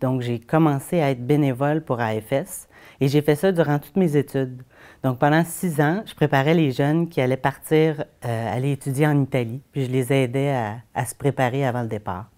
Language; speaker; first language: French; native; French